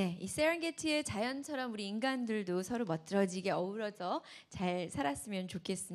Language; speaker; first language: Korean; native; Korean